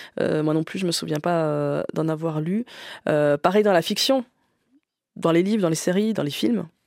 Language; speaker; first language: French; native; French